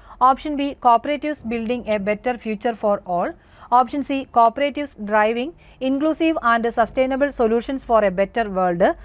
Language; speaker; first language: English; non-native, local second language; Malayalam